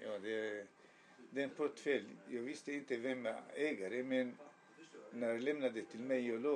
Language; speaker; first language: Swedish; non-native, learner; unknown